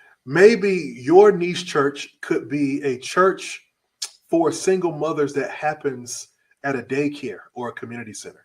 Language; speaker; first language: English; native; English